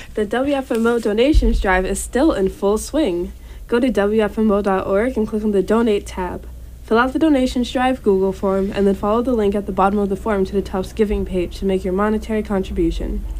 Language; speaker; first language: English; native; English